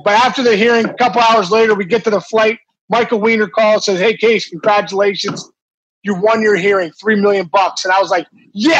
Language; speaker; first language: English; native; English